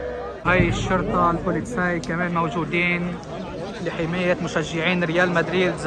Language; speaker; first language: Arabic; native; Arabic